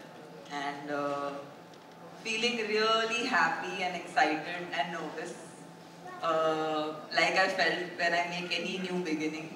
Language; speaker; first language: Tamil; non-native, fluent; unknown